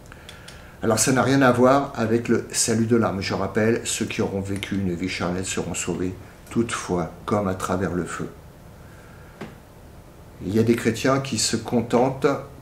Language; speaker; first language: French; native; French